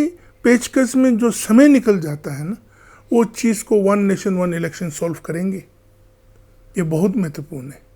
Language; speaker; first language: Hindi; non-native, local second language; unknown